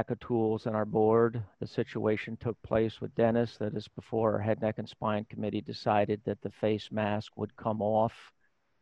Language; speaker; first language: English; native; English